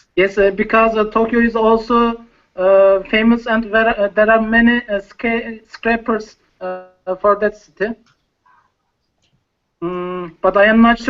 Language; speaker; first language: English; non-native, learner; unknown